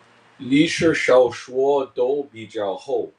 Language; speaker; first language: Chinese; non-native, learner; English